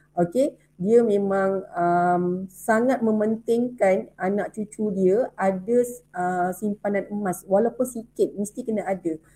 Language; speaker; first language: Malay; native; Malay